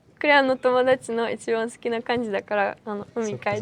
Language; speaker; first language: Japanese; non-native, fluent; Slovak